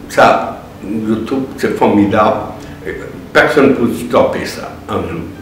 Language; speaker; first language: French; non-native, learner; Bangla